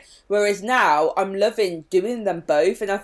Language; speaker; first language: English; native; English